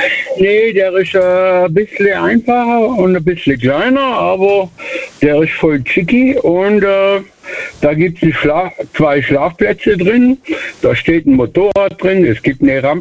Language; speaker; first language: German; native; German